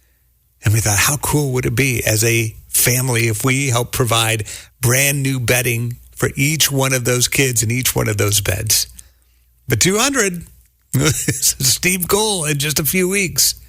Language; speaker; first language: English; native; English